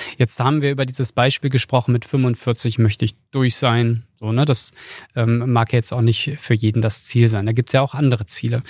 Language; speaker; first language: German; native; German